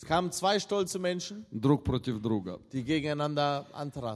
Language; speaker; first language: German; non-native, fluent; Russian